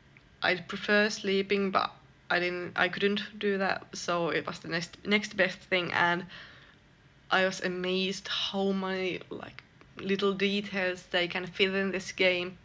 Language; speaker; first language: English; non-native, fluent; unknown